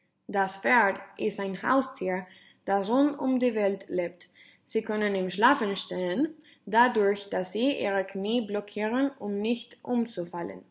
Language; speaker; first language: German; non-native, learner; Spanish